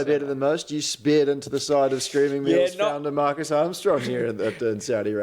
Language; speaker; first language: English; native; English